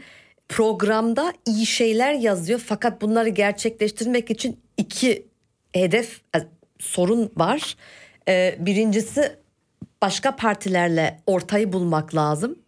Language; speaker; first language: Turkish; early bilingual, heritage; Turkish